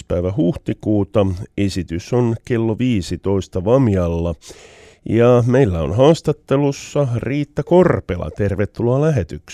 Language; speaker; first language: Finnish; native; Finnish